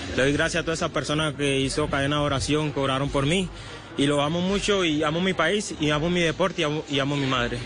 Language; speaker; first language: Spanish; native; Spanish